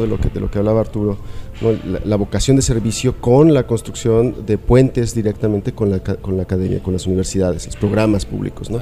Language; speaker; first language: Spanish; native; Spanish